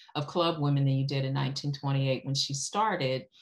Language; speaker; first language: English; native; English